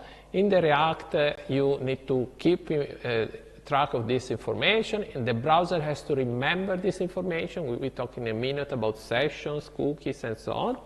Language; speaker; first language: English; non-native, fluent; Italian